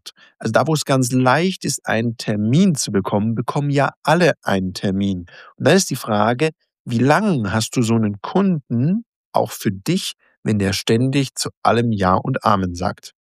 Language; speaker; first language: German; native; German